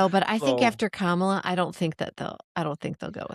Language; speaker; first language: English; native; English